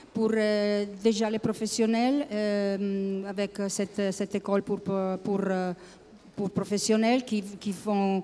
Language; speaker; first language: French; non-native, learner; Italian